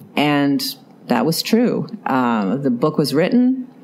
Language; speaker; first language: English; native; English